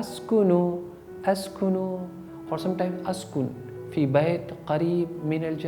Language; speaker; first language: Arabic; non-native, fluent; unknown